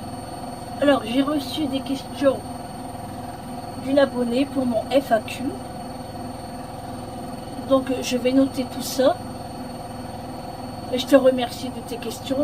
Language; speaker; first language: French; native; French